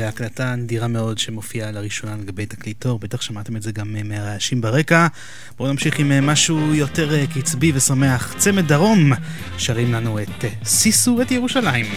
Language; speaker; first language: Hebrew; native; Hebrew